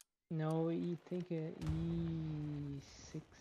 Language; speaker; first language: English; non-native, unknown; Portuguese